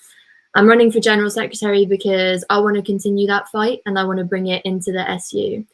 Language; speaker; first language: English; native; English